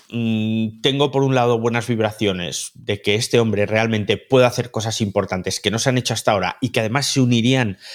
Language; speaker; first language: Spanish; native; Spanish